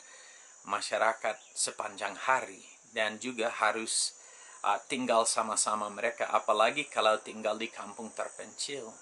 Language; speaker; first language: Indonesian; non-native, fluent; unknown